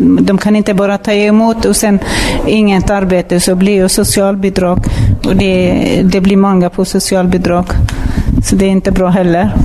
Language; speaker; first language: Swedish; non-native, fluent; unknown